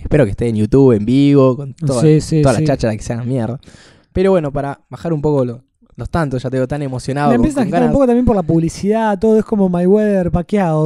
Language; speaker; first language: Spanish; native; Spanish